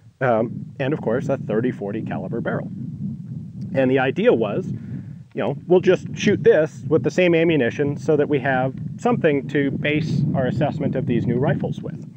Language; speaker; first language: English; native; English